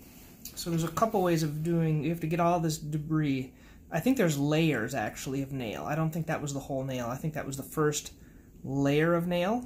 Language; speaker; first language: English; native; English